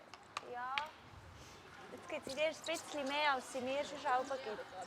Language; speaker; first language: German; native; German